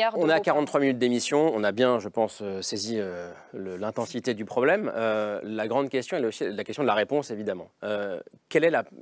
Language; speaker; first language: French; native; French